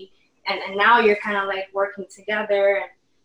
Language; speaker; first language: English; native; English